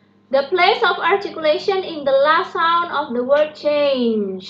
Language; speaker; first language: English; non-native, fluent; Indonesian